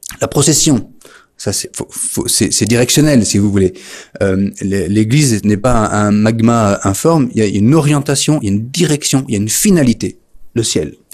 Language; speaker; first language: French; native; French